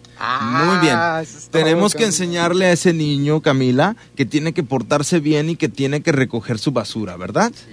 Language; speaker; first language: Spanish; native; Spanish